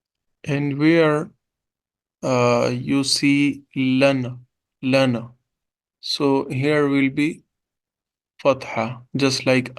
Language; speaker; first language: English; non-native, local second language; Urdu